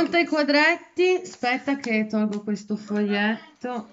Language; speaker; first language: Italian; native; Italian